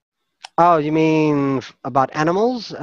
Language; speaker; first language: English; non-native, fluent; Filipino